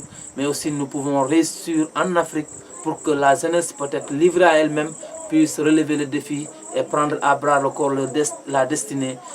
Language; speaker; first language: French; non-native, local second language; Mandingo